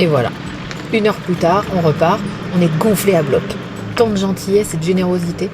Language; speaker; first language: French; native; French